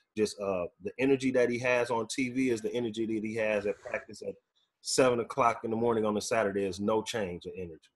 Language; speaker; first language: English; native; English